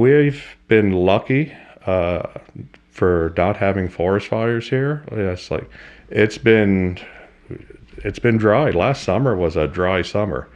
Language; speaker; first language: English; native; English